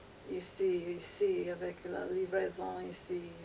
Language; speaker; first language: French; non-native, learner; English